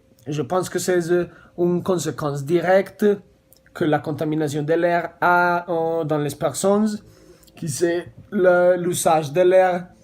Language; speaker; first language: French; non-native, learner; Spanish